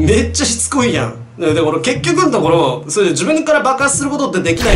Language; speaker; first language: Japanese; native; Japanese